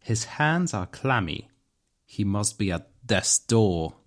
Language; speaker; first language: English; non-native, fluent; Polish